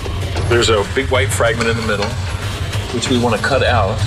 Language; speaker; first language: English; native; English